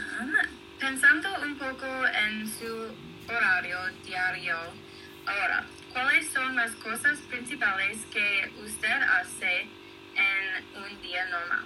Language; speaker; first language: Spanish; non-native, learner; English